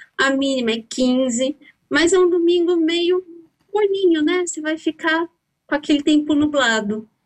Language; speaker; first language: Portuguese; native; Portuguese